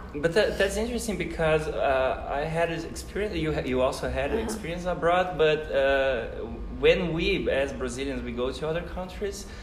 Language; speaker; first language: English; non-native, fluent; Portuguese